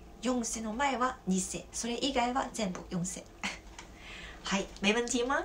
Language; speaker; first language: Japanese; non-native, fluent; Chinese